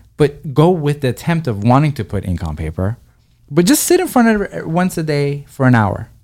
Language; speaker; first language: English; early bilingual, other home language; Persian